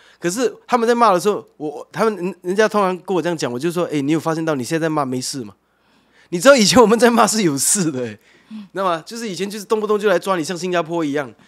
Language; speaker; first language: Chinese; native; Chinese